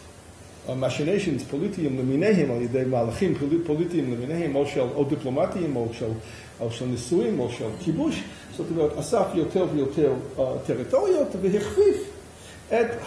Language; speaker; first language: Hebrew; non-native, fluent; English